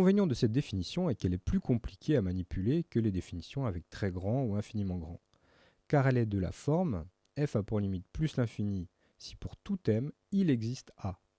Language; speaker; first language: French; native; French